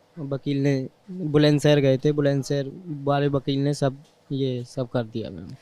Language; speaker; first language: Hindi; native; Hindi